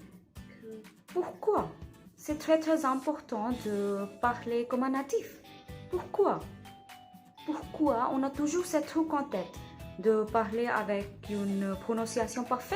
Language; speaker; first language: French; non-native, learner; Hindi